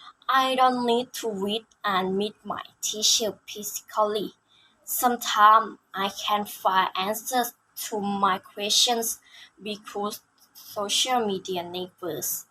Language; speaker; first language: English; non-native, learner; Thai